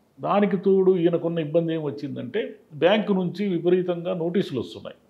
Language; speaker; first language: Telugu; native; Telugu